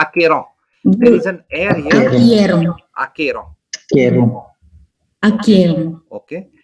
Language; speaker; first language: French; non-native, fluent; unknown